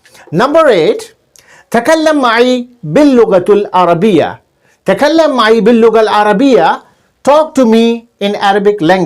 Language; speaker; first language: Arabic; non-native, fluent; Urdu